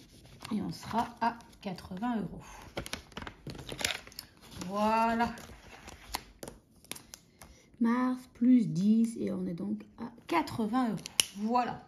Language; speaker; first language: French; native; French